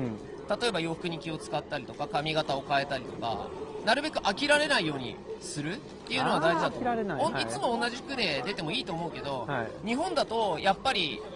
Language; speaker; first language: Japanese; native; Japanese